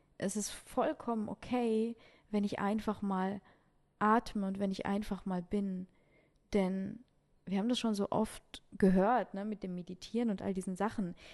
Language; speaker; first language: German; early bilingual, other home language; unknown